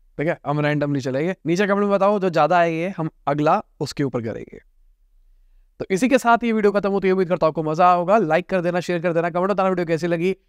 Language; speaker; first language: Hindi; native; Hindi